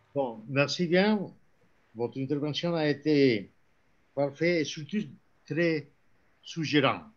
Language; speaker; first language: French; non-native, fluent; Spanish